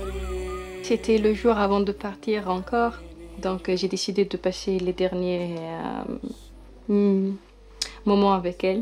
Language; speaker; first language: French; non-native, fluent; Arabic